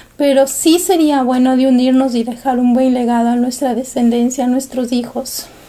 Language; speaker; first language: Spanish; native; Spanish